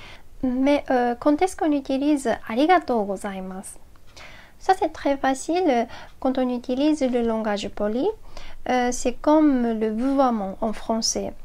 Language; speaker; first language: French; non-native, fluent; Japanese